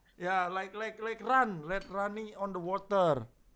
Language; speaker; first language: English; non-native, learner; Indonesian